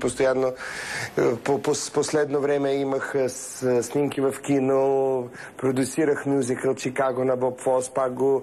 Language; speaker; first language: Bulgarian; early bilingual, heritage; Russian